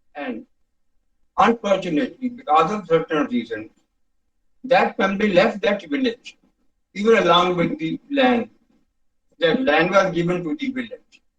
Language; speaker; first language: English; non-native, local second language; Punjabi